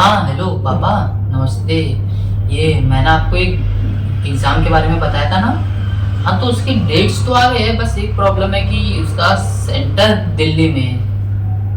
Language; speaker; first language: Hindi; native; Hindi